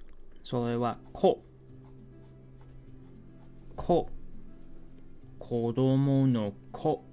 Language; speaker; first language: Japanese; non-native, learner; English